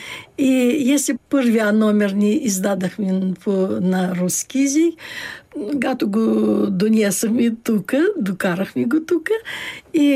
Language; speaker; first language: Bulgarian; early bilingual, heritage; Bulgarian